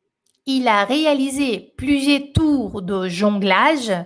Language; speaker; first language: French; non-native, fluent; Portuguese